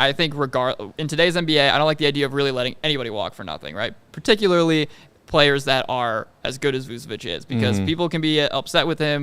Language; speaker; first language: English; native; English